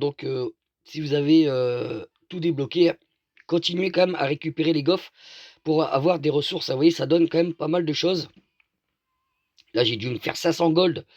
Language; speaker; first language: French; native; French